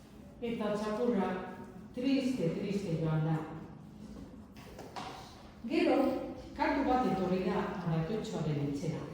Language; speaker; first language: Basque; non-native, learner; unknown